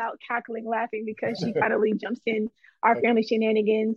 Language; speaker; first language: English; native; English